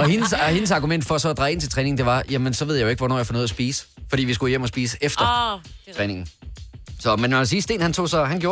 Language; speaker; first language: Danish; native; Danish